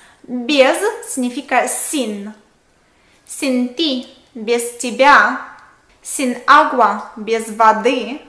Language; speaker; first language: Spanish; non-native, fluent; Russian